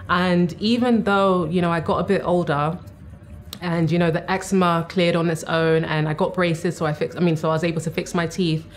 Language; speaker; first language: English; native; English